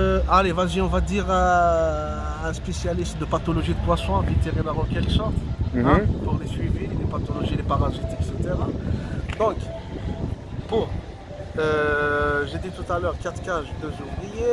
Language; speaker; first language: French; non-native, local second language; Kabyle